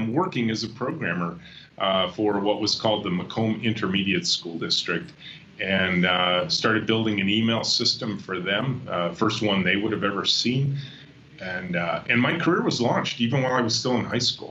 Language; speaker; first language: English; native; English